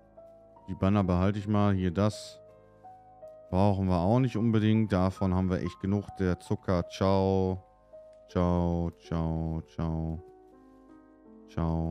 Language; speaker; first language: German; native; German